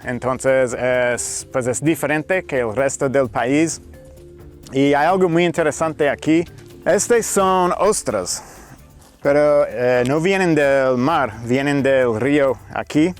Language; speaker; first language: Spanish; non-native, fluent; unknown